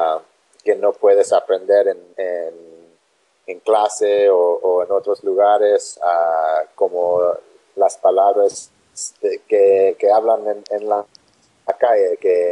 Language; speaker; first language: Spanish; non-native, learner; English